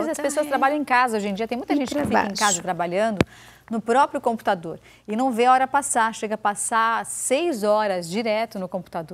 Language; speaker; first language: Portuguese; native; Portuguese